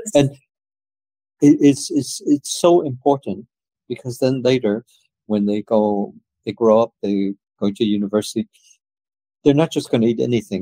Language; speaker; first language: English; native; English